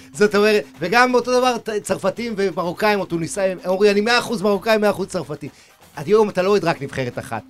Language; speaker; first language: Hebrew; early bilingual, other home language; Spanish